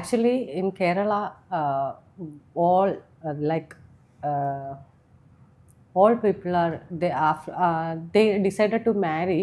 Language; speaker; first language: English; non-native, local second language; Malayalam